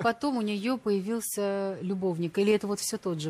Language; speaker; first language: Russian; native; Russian